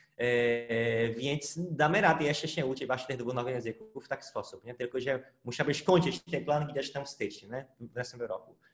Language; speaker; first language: Polish; non-native, fluent; Portuguese